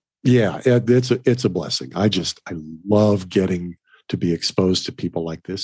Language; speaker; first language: English; native; English